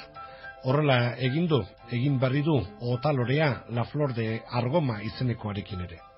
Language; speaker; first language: Basque; native; Basque